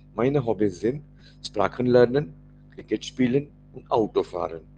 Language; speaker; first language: German; non-native, learner; Marathi